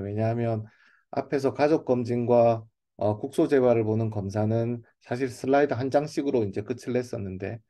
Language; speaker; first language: Korean; native; Korean